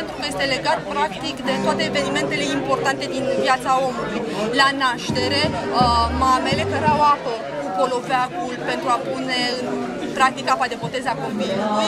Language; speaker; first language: Romanian; native; Romanian